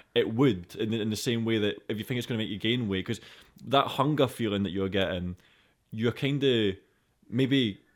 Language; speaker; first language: English; native; English